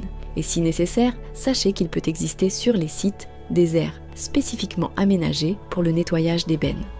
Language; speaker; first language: French; native; French